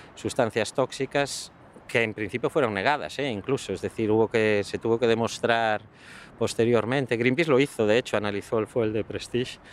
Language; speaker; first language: Spanish; native; Spanish